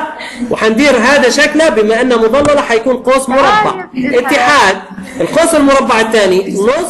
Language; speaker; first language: Arabic; native; Arabic